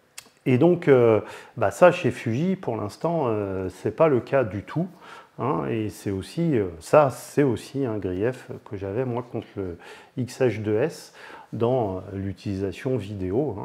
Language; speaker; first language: French; native; French